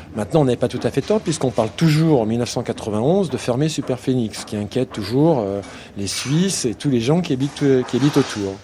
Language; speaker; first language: French; native; French